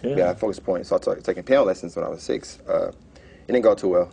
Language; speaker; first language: English; native; English